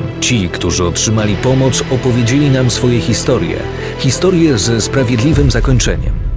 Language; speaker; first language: Polish; native; Polish